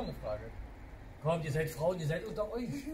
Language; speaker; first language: German; native; German